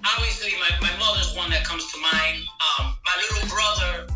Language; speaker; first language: English; native; English